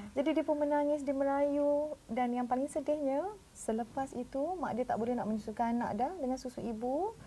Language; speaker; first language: Malay; native; Malay